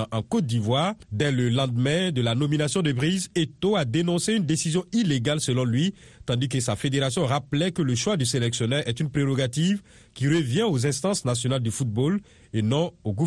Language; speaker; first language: French; non-native, local second language; Mossi